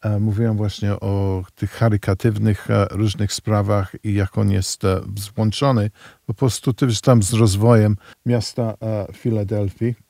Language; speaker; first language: Polish; early bilingual, heritage; Polish